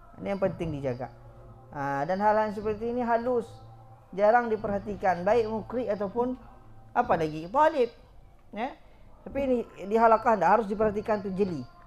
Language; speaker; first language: Malay; non-native, local second language; Achinese